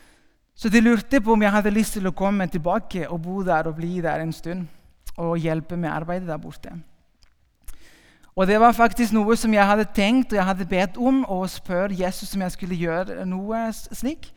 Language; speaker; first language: Norwegian; non-native, fluent; Spanish